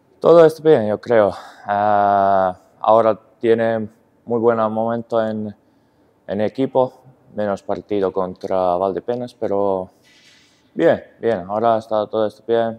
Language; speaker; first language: Spanish; non-native, learner; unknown